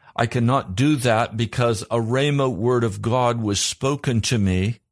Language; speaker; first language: English; native; English